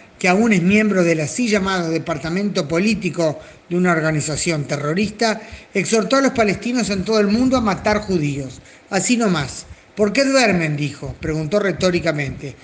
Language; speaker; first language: Spanish; native; Spanish